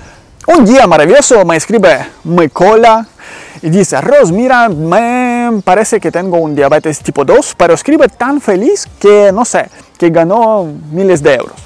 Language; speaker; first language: Spanish; non-native, learner; Ukrainian